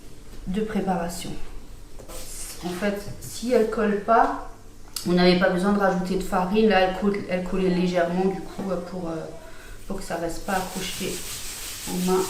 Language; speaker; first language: French; native; French